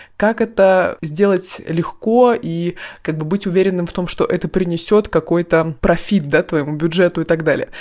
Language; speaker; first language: Russian; native; Russian